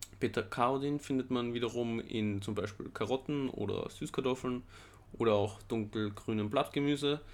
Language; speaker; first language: German; native; German